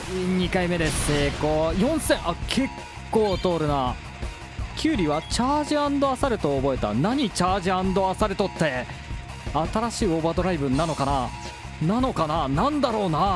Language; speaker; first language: Japanese; native; Japanese